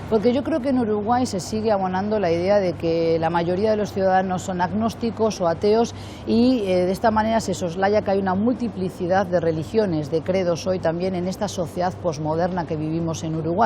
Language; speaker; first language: Spanish; native; Spanish